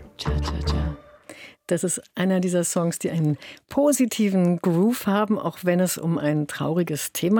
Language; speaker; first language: German; native; German